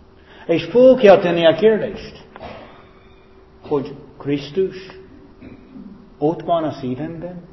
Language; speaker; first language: Hungarian; non-native, fluent; English